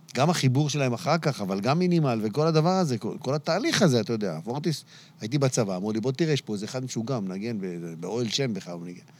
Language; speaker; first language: Hebrew; early bilingual, other home language; Arabic